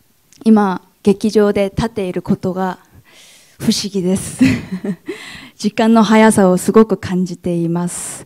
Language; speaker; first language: Japanese; non-native, fluent; Korean